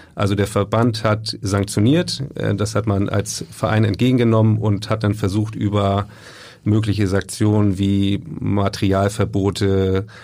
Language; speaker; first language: German; native; German